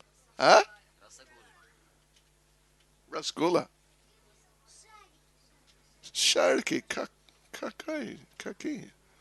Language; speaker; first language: Russian; non-native, learner; English